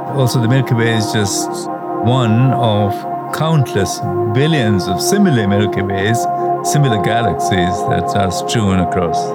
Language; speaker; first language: English; non-native, local second language; Sinhala